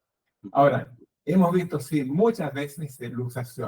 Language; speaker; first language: Spanish; native; Spanish